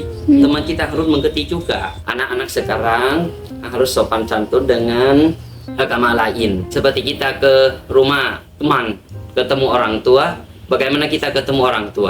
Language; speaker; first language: Indonesian; non-native, learner; Thai